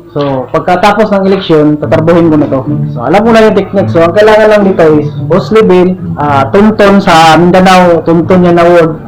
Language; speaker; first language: Filipino; non-native, local second language; Cebuano